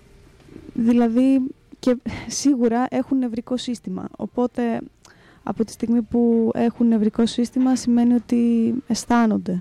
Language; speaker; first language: Greek; native; Greek